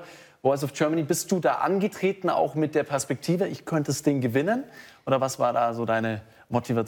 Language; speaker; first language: German; native; German